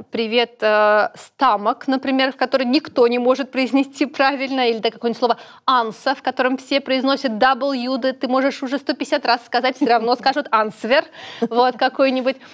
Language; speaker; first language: Russian; native; Russian